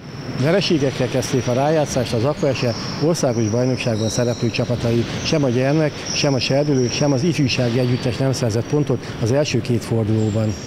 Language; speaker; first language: Hungarian; native; Hungarian